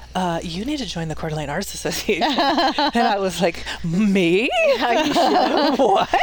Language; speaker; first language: English; native; English